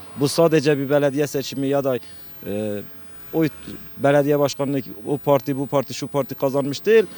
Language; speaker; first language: Turkish; non-native, local second language; Kurdish